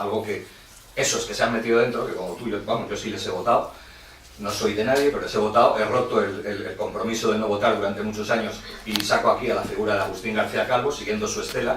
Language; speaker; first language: Spanish; native; Spanish